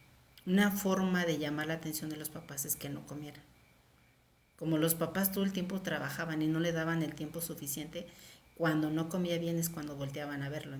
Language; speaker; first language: Spanish; native; Spanish